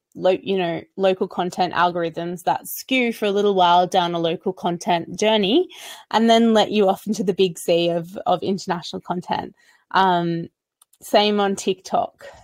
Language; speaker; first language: English; native; English